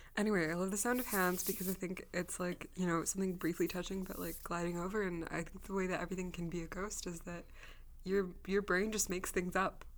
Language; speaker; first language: English; native; English